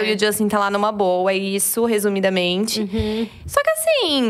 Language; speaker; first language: Portuguese; native; Portuguese